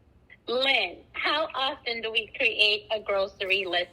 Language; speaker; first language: English; native; English